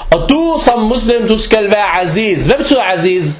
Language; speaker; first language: Danish; non-native, fluent; Arabic